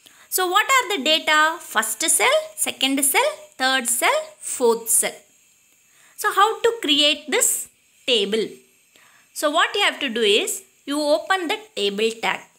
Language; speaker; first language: English; non-native, local second language; Tamil